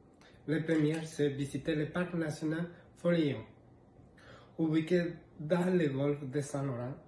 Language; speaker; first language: French; non-native, learner; Spanish